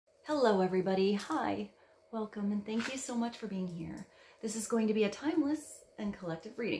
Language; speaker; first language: English; native; English